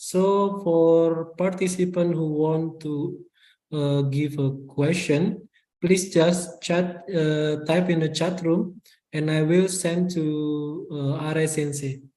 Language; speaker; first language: English; non-native, fluent; Indonesian